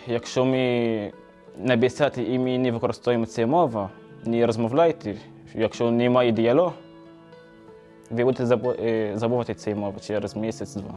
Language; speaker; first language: Ukrainian; non-native, learner; Arabic